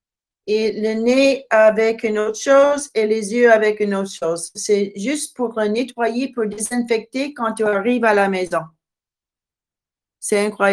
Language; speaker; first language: French; non-native, learner; English